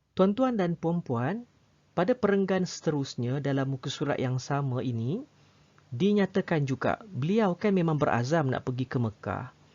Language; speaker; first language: Malay; native; Malay